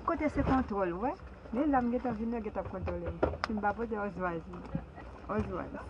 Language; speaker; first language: French; non-native, learner; Haitian Creole